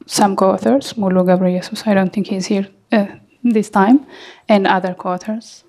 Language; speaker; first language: English; non-native, fluent; Amharic